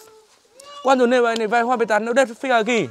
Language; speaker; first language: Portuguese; non-native, learner; Vietnamese